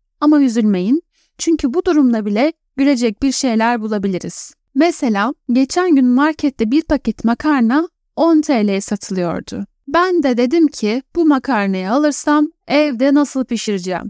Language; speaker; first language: Turkish; native; Turkish